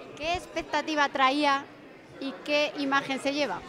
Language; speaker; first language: Spanish; native; Spanish